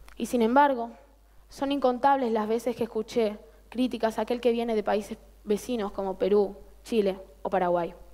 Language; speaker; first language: Spanish; native; Spanish